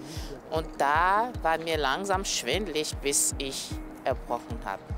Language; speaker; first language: German; non-native, fluent; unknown